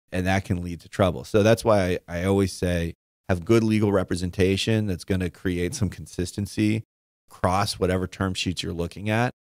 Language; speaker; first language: English; native; English